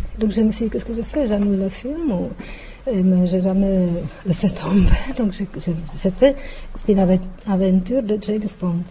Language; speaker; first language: French; non-native, fluent; Czech